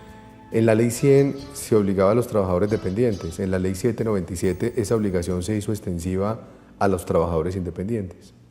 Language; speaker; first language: Spanish; native; Spanish